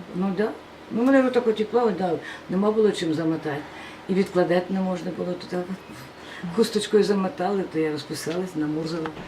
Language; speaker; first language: Ukrainian; non-native, local second language; Russian